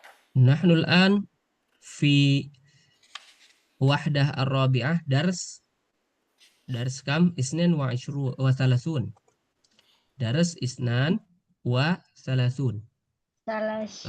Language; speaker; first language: Arabic; non-native, fluent; Indonesian